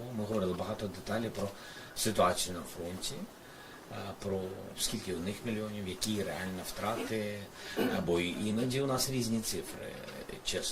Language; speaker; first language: Ukrainian; non-native, local second language; Russian